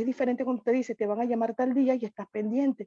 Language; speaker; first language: Spanish; native; Spanish